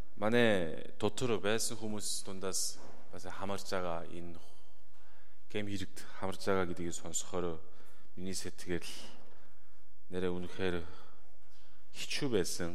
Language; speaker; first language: Mongolian; non-native, fluent; Korean